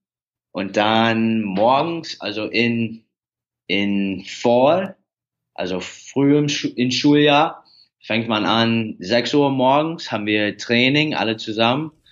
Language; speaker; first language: German; early bilingual, heritage; English